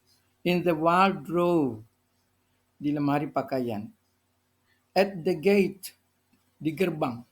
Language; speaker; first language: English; non-native, fluent; Indonesian